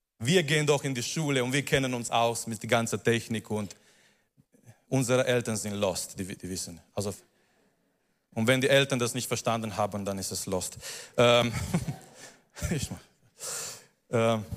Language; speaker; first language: German; non-native, fluent; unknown